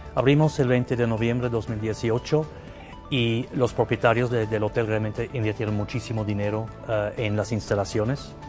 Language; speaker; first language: Spanish; non-native, fluent; Swiss German